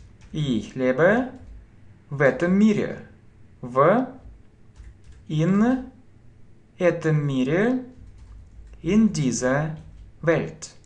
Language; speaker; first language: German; non-native, fluent; Russian